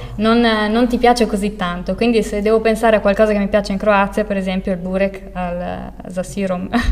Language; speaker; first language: Italian; early bilingual, other home language; Albanian